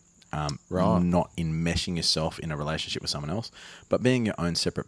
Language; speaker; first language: English; native; English